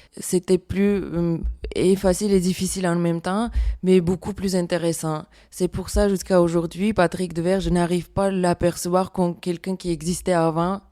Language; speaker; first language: French; non-native, fluent; Armenian